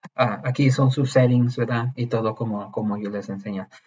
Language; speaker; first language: Spanish; early bilingual, heritage; Spanish